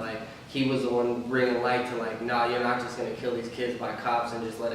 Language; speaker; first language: English; native; English